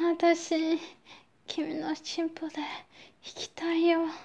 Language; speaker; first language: Japanese; non-native, learner; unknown